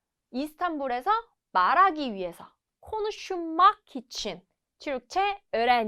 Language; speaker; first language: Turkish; non-native, fluent; Korean